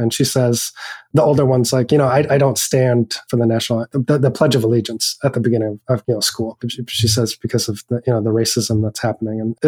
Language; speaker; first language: English; native; English